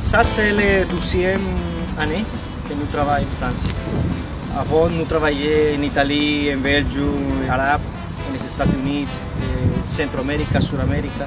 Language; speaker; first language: French; non-native, fluent; Spanish